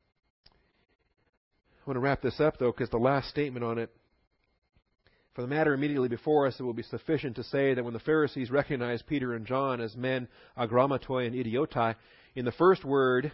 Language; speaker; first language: English; native; English